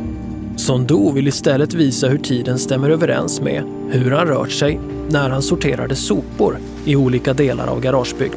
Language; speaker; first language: Swedish; native; Swedish